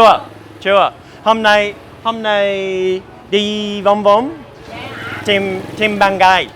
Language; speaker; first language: Vietnamese; non-native, learner; English